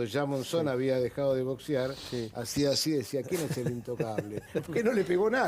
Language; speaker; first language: Spanish; native; Spanish